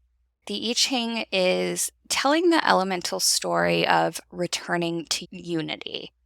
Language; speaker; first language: English; native; English